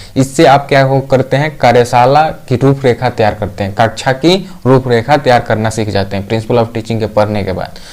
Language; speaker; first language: Hindi; native; Hindi